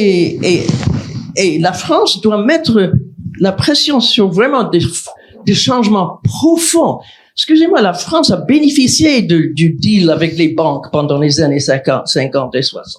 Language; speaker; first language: French; non-native, fluent; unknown